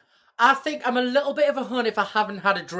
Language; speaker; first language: English; native; English